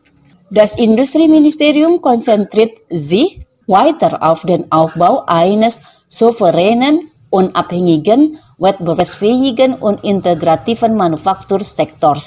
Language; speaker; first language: German; non-native, fluent; Indonesian